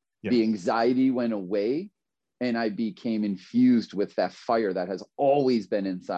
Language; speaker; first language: English; native; English